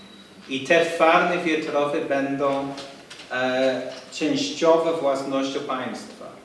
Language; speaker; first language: Polish; non-native, fluent; English